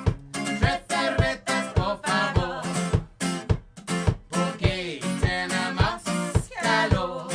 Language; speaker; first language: Spanish; non-native, learner; English